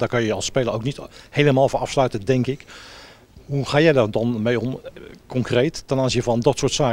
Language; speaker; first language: Dutch; native; Dutch